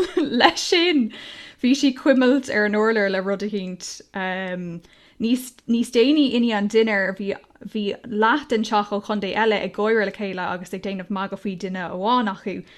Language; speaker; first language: Irish; non-native, local second language; English